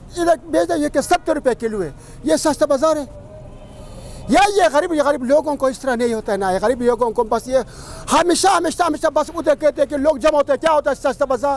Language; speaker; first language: Hindi; non-native, local second language; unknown